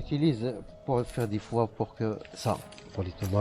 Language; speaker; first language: French; non-native, learner; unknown